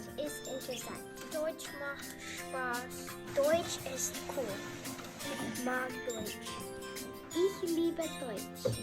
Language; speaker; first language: German; non-native, learner; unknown